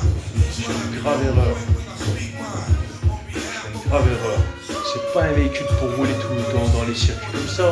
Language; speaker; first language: French; native; French